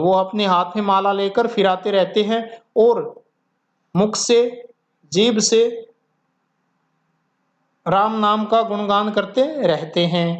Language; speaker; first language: Hindi; native; Hindi